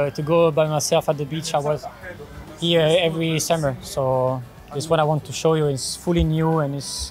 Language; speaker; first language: English; non-native, learner; French